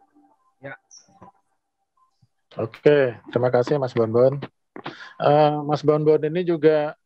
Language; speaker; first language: Indonesian; native; Indonesian